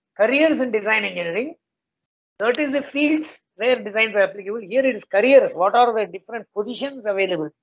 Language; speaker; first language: English; non-native, local second language; Tamil